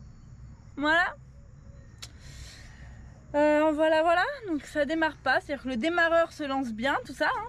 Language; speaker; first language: French; native; French